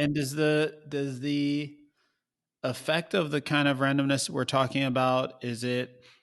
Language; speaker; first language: English; native; English